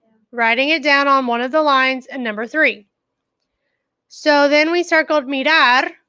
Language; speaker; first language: English; native; English